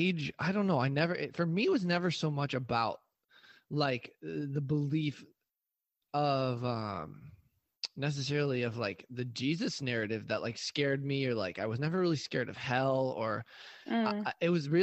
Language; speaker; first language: English; native; English